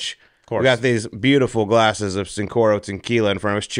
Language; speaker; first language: English; native; English